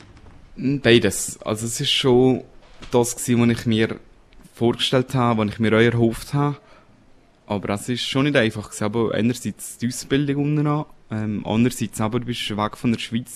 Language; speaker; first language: German; native; German